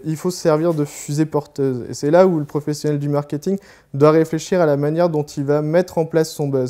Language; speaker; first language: French; native; French